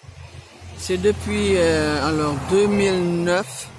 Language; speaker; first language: French; non-native, fluent; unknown